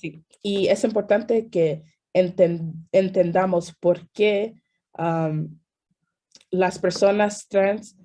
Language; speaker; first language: Spanish; non-native, fluent; English